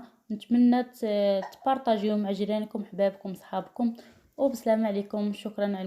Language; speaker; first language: Arabic; native; Arabic